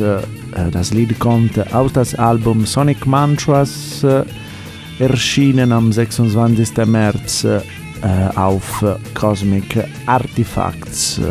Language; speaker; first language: German; non-native, learner; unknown